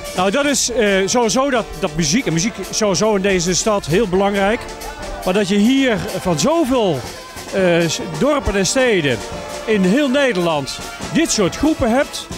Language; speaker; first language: Dutch; native; Dutch